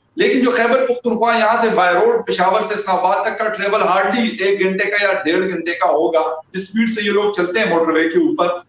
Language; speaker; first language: Urdu; non-native, local second language; Pashto